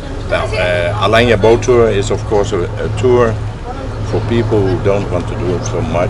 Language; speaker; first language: English; non-native, fluent; Dutch